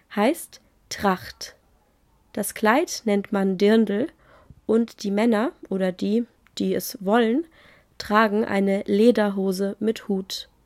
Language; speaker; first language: German; native; German